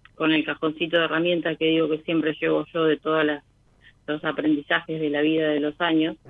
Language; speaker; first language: Spanish; native; Spanish